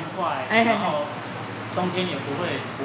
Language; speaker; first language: Chinese; native; Chinese